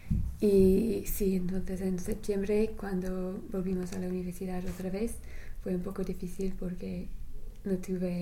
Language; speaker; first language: Spanish; non-native, learner; English